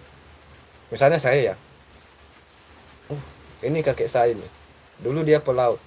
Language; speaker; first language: Indonesian; native; Indonesian